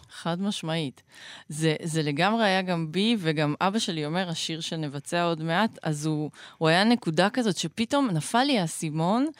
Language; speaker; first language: Hebrew; native; Hebrew